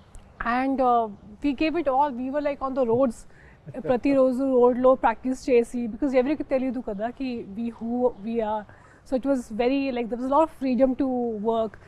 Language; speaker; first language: Telugu; non-native, fluent; Hindi